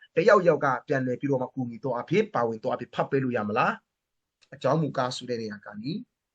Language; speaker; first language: Burmese; non-native, local second language; Hakha Chin